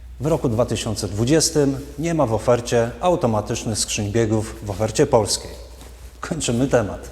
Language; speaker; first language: Polish; native; Polish